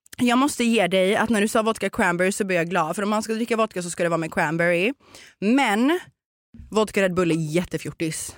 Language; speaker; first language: Swedish; early bilingual, other home language; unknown